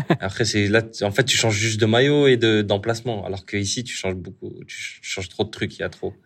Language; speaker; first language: French; native; French